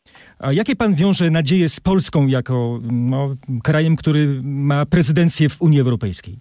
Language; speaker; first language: Polish; native; Polish